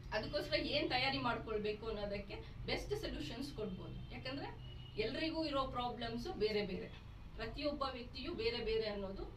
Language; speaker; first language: Kannada; native; Kannada